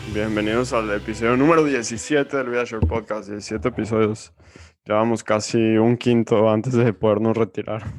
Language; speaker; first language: Spanish; native; Spanish